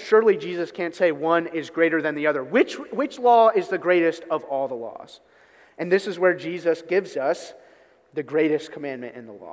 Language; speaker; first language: English; native; English